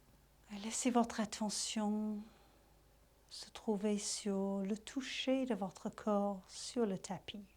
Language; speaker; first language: French; native; French